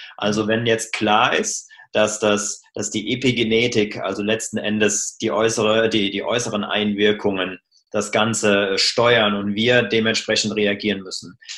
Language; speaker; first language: German; native; German